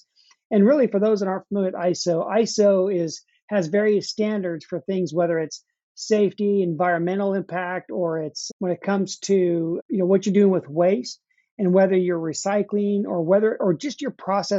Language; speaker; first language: English; native; English